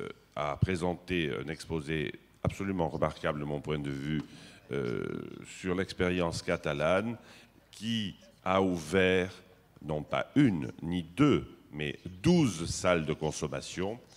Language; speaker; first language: French; native; French